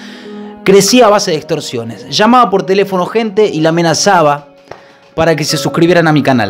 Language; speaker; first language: Spanish; native; Spanish